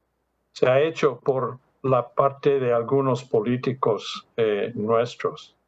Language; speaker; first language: Spanish; non-native, fluent; English